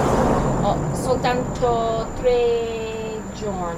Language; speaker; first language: Italian; non-native, learner; English